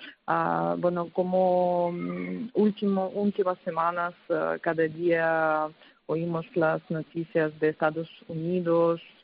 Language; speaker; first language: Spanish; non-native, fluent; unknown